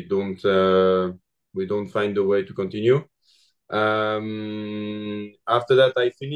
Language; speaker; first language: English; non-native, learner; French